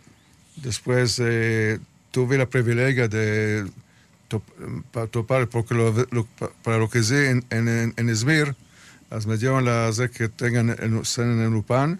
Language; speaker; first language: Spanish; early bilingual, heritage; Spanish